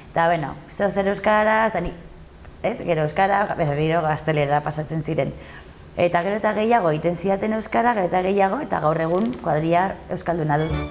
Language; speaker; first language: Basque; non-native, local second language; Spanish